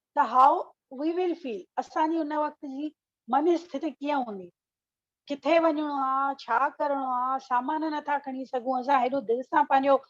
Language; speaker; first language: Sindhi; early bilingual, heritage; Sindhi